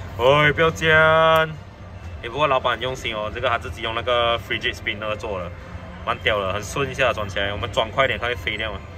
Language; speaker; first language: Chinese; native; Chinese